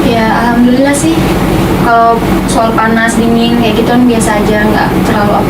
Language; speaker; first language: Indonesian; native; Indonesian